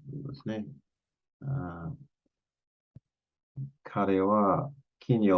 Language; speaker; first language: Japanese; non-native, fluent; English